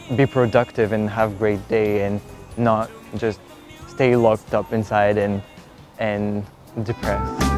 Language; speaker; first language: English; non-native, fluent; French